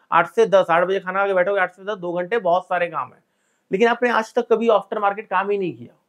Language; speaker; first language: Hindi; native; Hindi